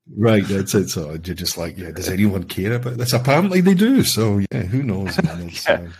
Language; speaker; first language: English; native; English